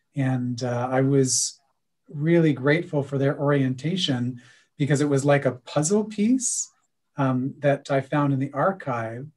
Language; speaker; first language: English; native; English